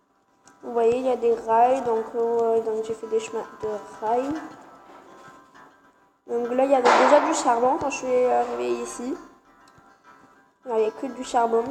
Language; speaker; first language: French; native; French